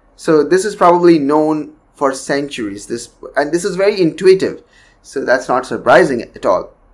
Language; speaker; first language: English; non-native, local second language; Bangla